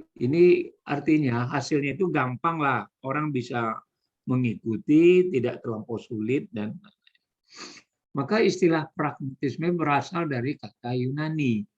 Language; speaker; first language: Indonesian; native; Indonesian